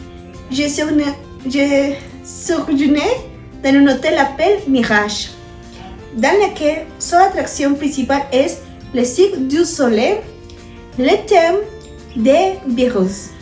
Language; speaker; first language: French; non-native, learner; Spanish